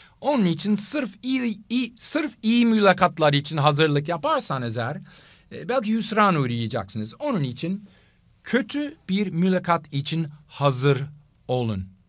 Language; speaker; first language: Turkish; non-native, fluent; English